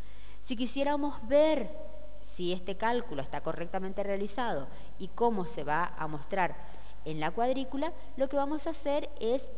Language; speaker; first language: Spanish; native; Spanish